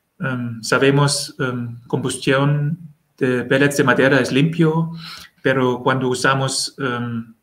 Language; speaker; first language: Spanish; non-native, learner; German